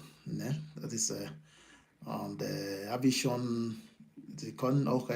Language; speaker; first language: German; non-native, learner; Yoruba